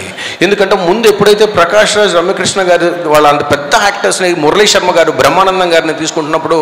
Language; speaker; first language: Telugu; native; Telugu